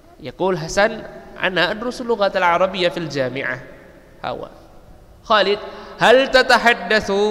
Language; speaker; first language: Arabic; non-native, fluent; Indonesian